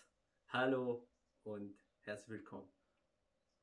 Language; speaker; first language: German; non-native, fluent; Arabic